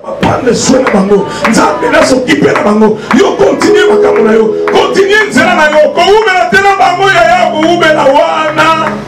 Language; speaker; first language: Lingala; native; Lingala